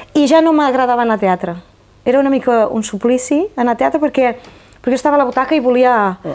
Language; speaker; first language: Catalan; non-native, fluent; Romanian